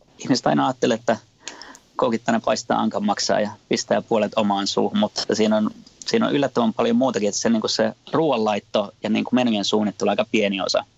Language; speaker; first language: Finnish; native; Finnish